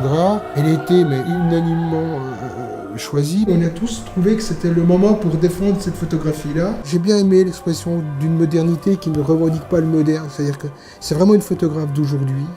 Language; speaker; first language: French; native; French